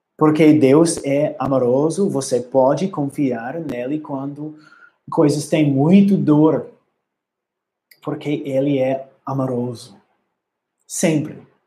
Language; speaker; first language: Portuguese; non-native, learner; English